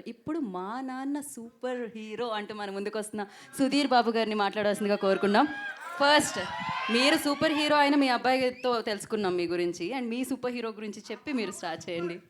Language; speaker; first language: Telugu; native; Telugu